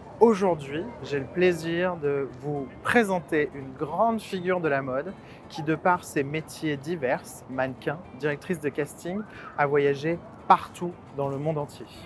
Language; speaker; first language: French; native; French